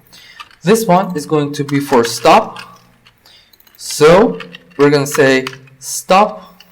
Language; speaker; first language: English; non-native, fluent; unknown